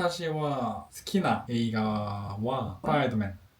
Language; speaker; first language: Japanese; non-native, learner; Korean